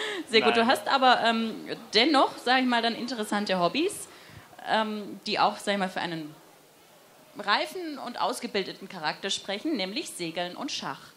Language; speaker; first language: German; native; German